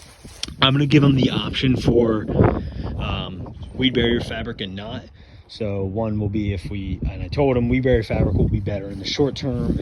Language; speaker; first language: English; native; English